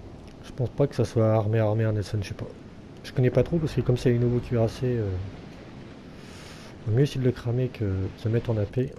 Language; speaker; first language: French; native; French